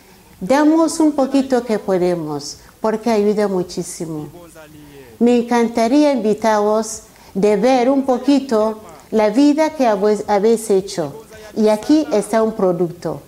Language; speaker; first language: Spanish; non-native, fluent; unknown